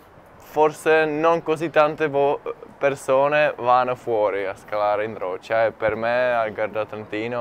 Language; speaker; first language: Italian; non-native, fluent; Czech